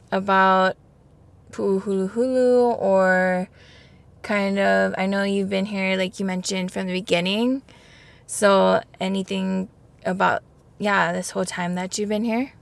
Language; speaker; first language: English; native; English